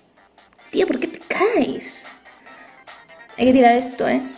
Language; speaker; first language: Spanish; native; Spanish